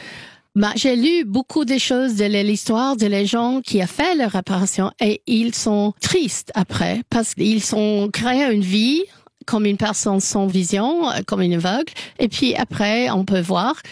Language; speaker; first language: French; non-native, learner; English